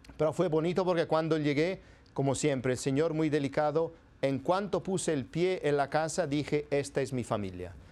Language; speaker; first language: Spanish; non-native, fluent; Italian